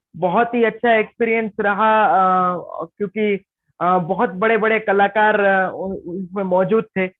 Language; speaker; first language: Hindi; non-native, local second language; Gujarati